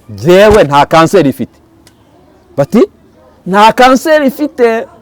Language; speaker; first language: Kinyarwanda; early bilingual, heritage; Kinyarwanda